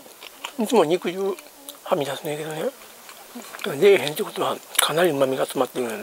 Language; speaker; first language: Japanese; native; Japanese